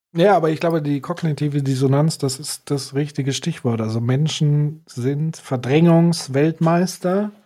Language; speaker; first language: German; native; German